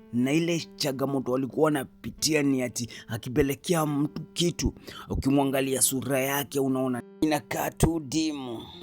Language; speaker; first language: Swahili; native; Swahili